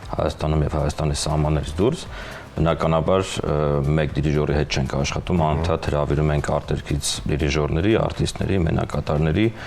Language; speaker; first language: Armenian; native; Armenian